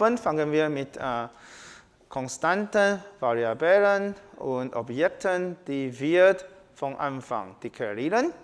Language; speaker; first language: German; non-native, learner; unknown